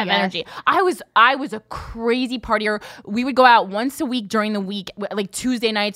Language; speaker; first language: English; native; English